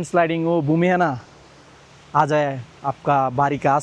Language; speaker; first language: Hindi; non-native, learner; Bangla